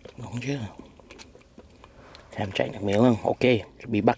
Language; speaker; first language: Vietnamese; early bilingual, heritage; Vietnamese